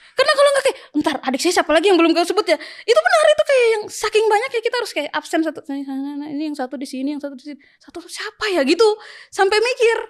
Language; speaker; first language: Indonesian; native; Indonesian